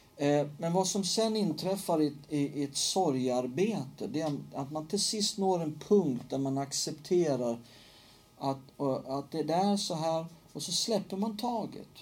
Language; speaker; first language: Swedish; native; Swedish